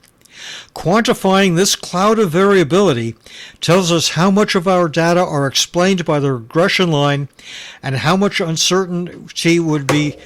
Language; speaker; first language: English; native; English